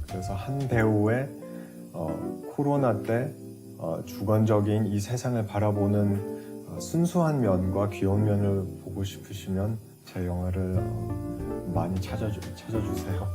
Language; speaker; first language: Korean; early bilingual, heritage; Korean